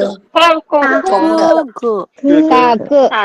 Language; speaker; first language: Chinese; non-native, learner; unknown